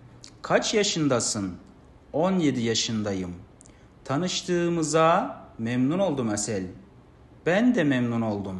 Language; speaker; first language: Turkish; non-native, fluent; Kazakh